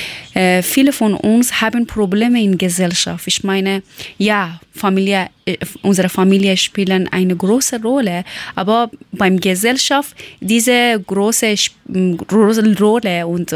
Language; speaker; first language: German; non-native, learner; Persian